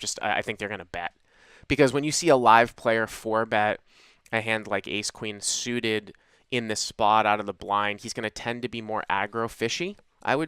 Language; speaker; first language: English; native; English